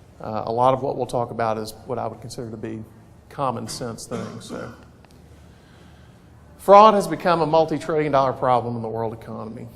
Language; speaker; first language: English; native; English